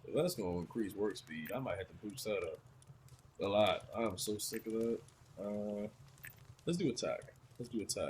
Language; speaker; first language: English; native; English